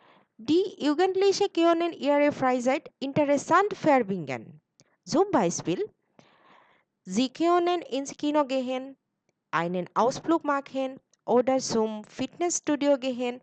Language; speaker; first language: German; non-native, learner; Bangla